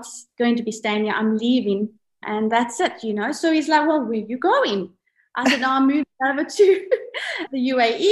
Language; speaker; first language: English; native; English